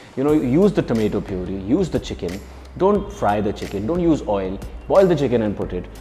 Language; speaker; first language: English; non-native, local second language; Hindi